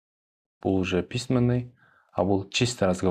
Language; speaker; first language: Russian; non-native, local second language; Kyrgyz